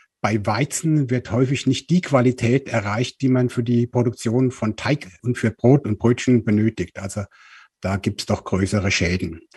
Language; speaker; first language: German; native; German